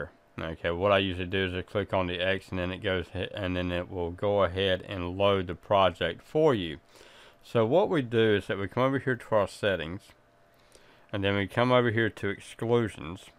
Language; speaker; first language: English; native; English